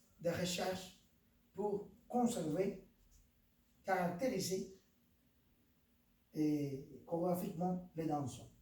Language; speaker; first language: French; non-native, fluent; Spanish